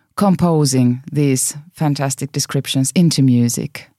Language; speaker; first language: English; non-native, fluent; Finnish